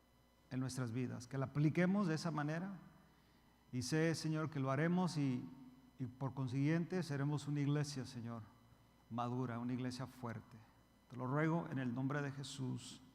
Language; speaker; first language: Spanish; early bilingual, heritage; Spanish